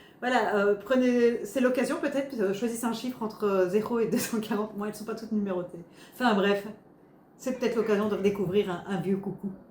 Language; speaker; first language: French; native; French